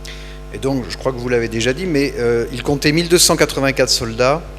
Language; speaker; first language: French; native; French